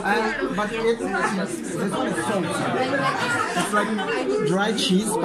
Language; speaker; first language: English; non-native, learner; Russian